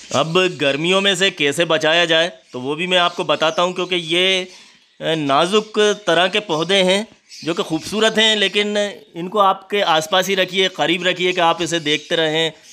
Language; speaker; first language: Hindi; native; Hindi